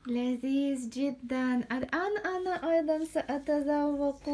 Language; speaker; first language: Arabic; non-native, fluent; Ukrainian